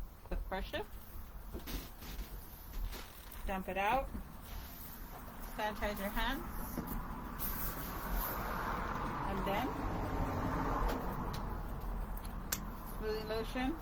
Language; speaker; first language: English; native; English